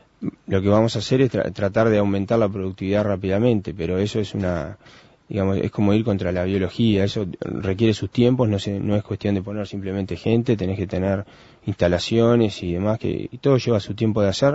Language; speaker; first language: Spanish; native; Spanish